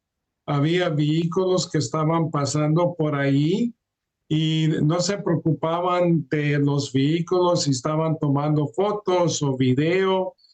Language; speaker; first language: Spanish; early bilingual, heritage; Spanish